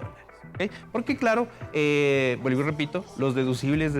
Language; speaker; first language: Spanish; native; Spanish